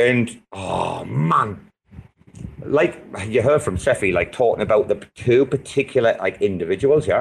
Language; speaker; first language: English; native; English